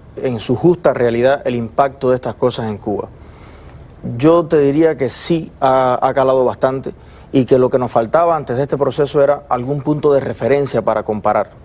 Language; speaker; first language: Spanish; native; Spanish